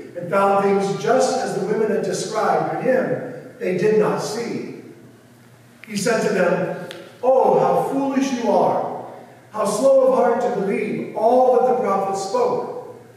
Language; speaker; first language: English; native; English